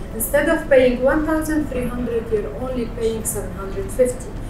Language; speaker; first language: English; non-native, fluent; Arabic